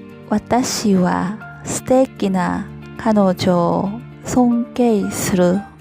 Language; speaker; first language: Japanese; non-native, learner; Korean